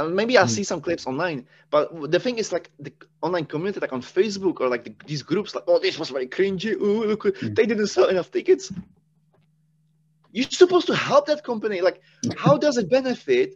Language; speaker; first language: English; non-native, fluent; Czech